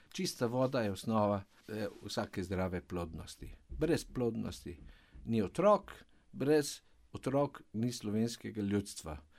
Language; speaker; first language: Slovenian; native; Slovenian